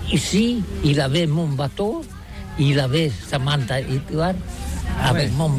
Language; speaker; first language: French; non-native, learner; Catalan